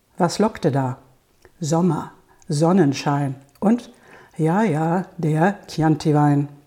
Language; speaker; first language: German; native; German